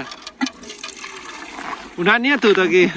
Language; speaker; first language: Russian; non-native, learner; Lao